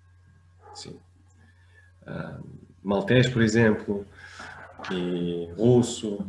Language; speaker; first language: Portuguese; non-native, fluent; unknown